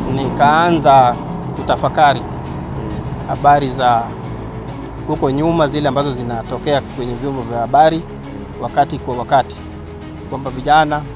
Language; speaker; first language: Swahili; non-native, local second language; Luo (Kenya and Tanzania)